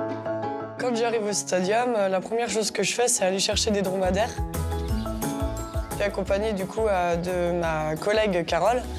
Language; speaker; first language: French; native; French